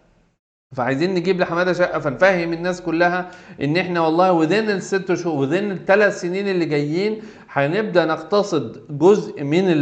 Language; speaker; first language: Arabic; native; Arabic